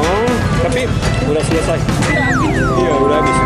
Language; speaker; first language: Indonesian; non-native, learner; Korean